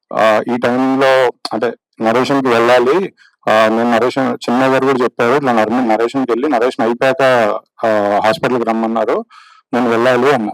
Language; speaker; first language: Telugu; native; Telugu